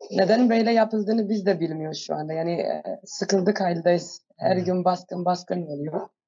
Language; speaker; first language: Turkish; non-native, learner; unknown